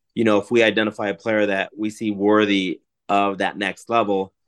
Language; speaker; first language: English; native; English